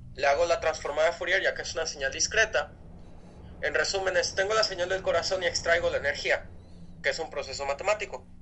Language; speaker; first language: Spanish; native; Spanish